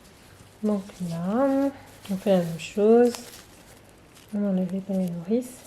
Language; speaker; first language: French; native; French